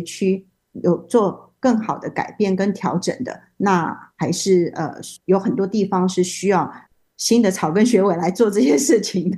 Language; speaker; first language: Chinese; native; Chinese